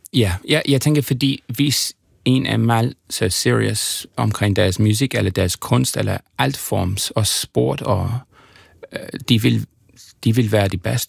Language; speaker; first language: Danish; non-native, learner; English